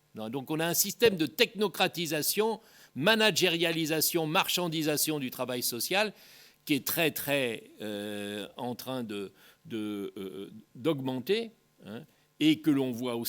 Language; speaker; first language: French; native; French